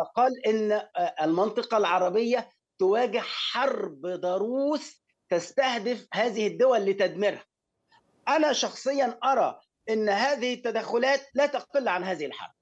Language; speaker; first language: Arabic; native; Arabic